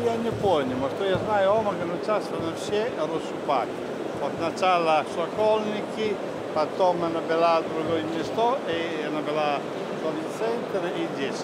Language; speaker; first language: Russian; non-native, learner; Italian